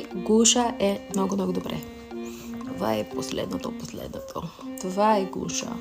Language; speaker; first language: Bulgarian; non-native, learner; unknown